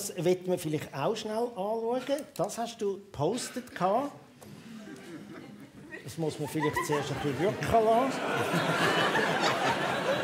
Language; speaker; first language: German; native; German